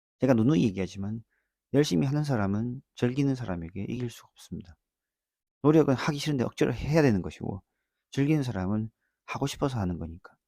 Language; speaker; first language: Korean; native; Korean